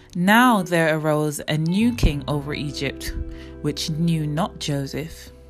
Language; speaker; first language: English; native; English